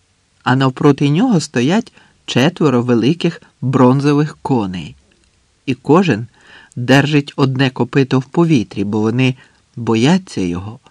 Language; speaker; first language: Ukrainian; native; Ukrainian